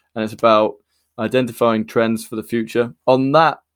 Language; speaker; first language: English; native; English